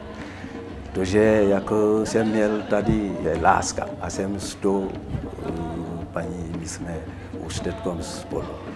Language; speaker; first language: Czech; non-native, learner; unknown